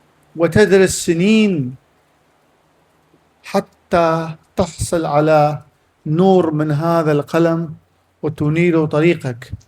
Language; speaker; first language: Arabic; native; Arabic